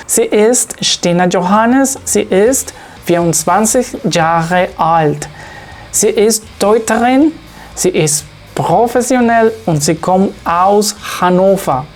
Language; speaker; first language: German; non-native, learner; Spanish